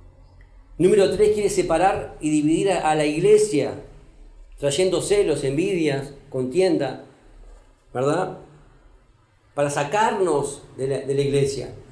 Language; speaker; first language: Spanish; native; Spanish